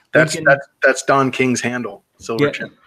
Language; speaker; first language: English; native; English